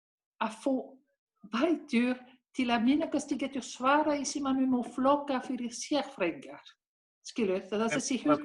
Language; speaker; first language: Icelandic; non-native, learner; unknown